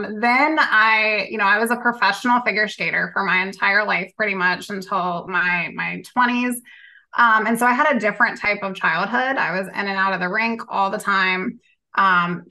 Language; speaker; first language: English; native; English